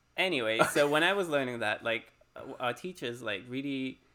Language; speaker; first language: English; early bilingual, other home language; Spanish